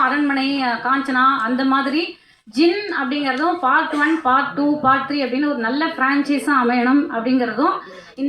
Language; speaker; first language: Tamil; native; Tamil